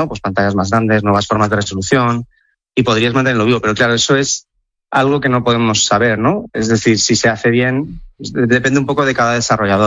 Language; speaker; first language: Spanish; native; Spanish